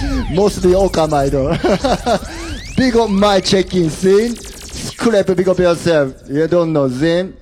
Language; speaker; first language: English; non-native, fluent; Japanese